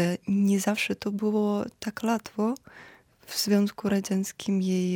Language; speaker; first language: Polish; non-native, fluent; Ukrainian